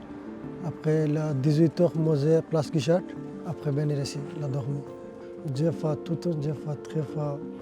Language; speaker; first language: French; non-native, learner; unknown